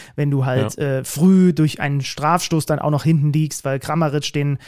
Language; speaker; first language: German; native; German